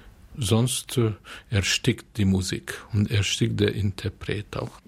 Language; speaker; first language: German; non-native, fluent; Hungarian